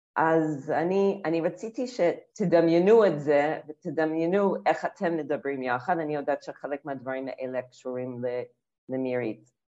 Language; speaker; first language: Hebrew; non-native, fluent; English